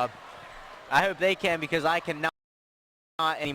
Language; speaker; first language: English; native; English